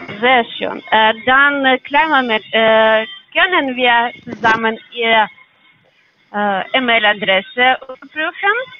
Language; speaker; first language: German; non-native, learner; Russian